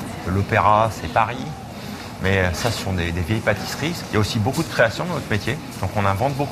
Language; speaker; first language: French; native; French